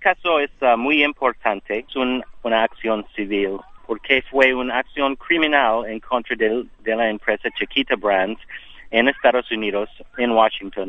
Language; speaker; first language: Spanish; non-native, learner; English